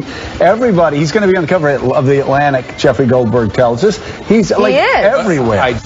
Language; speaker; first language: English; native; English